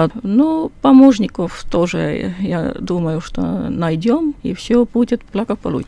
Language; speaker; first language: Russian; non-native, learner; Estonian